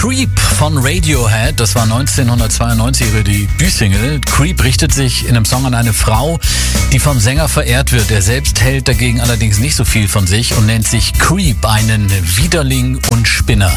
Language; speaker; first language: German; native; German